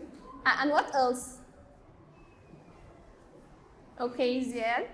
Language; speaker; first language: English; non-native, learner; Arabic